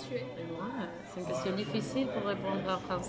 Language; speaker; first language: French; non-native, learner; Spanish